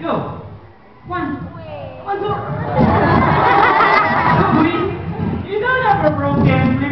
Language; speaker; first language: English; non-native, local second language; Filipino